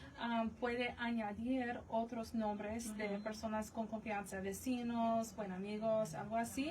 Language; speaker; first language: Spanish; non-native, fluent; English